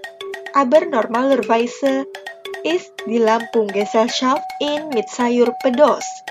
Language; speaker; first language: German; non-native, fluent; Indonesian